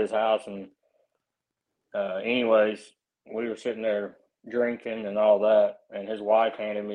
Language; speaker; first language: English; early bilingual, other home language; Spanish